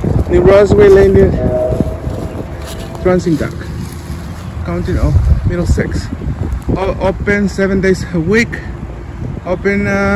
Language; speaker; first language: English; non-native, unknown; Spanish